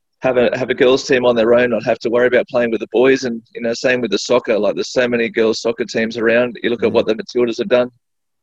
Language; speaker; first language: English; native; English